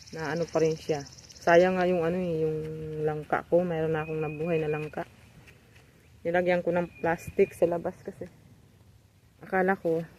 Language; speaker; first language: Filipino; non-native, local second language; Bikol